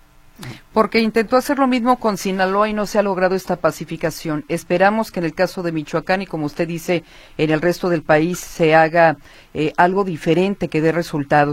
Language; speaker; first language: Spanish; native; Spanish